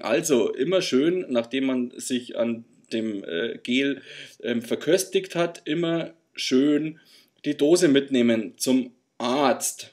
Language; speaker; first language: German; native; German